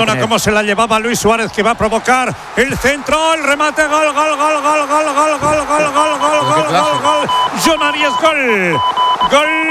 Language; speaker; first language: Spanish; native; Spanish